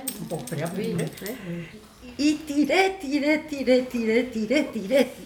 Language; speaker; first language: French; non-native, learner; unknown